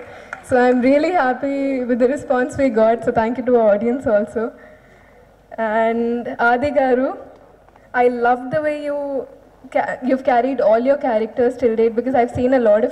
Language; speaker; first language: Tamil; non-native, learner; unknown